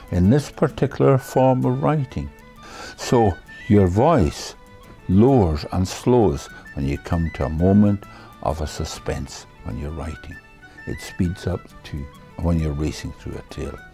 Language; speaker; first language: English; native; English